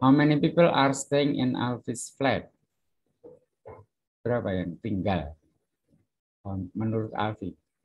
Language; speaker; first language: English; non-native, fluent; Indonesian